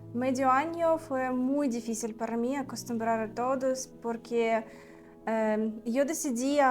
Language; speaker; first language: Spanish; non-native, learner; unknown